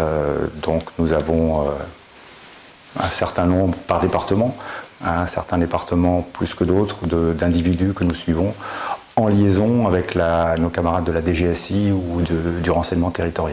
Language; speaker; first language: French; native; French